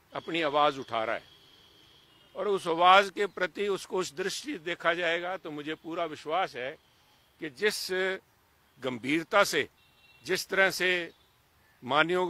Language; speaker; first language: Hindi; native; Hindi